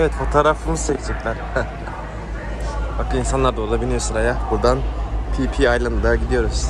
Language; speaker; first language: Turkish; native; Turkish